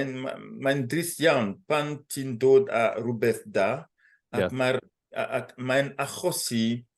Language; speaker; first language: Welsh; non-native, fluent; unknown